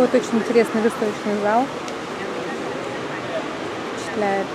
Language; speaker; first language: Russian; native; Russian